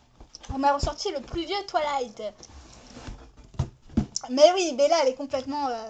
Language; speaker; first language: French; native; French